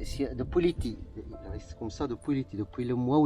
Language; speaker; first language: French; non-native, learner; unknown